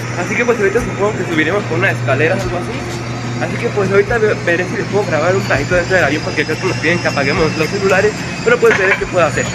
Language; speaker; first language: Spanish; early bilingual, heritage; Spanish